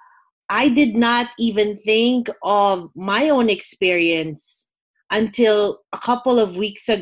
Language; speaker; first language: English; non-native, local second language; Filipino